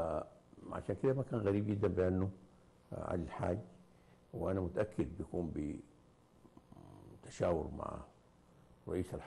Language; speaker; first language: Arabic; native; Arabic